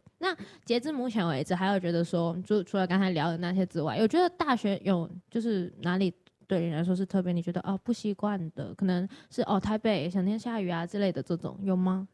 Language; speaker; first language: Chinese; non-native, local second language; Cantonese